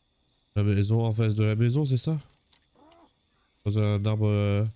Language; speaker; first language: French; native; French